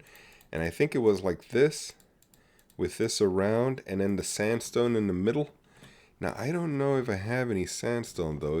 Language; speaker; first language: English; native; English